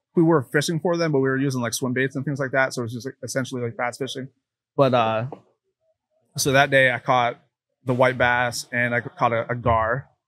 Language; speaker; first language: English; native; English